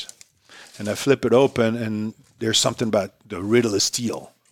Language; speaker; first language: English; non-native, fluent; French